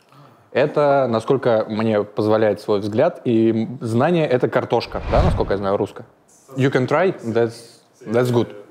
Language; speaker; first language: Russian; native; Russian